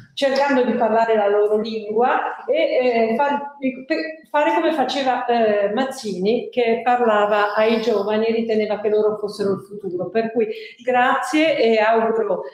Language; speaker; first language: Italian; native; Italian